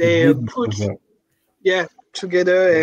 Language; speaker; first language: English; non-native, learner; French